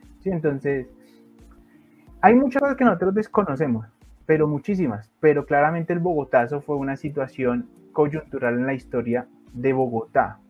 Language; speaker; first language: Spanish; native; Spanish